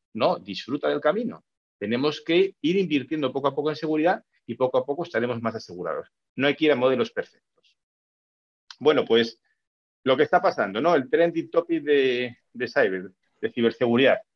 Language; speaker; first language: Spanish; native; Spanish